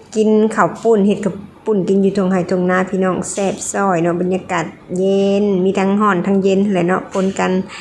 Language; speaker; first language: Thai; native; Thai